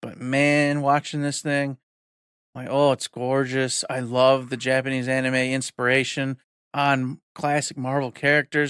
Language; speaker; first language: English; native; English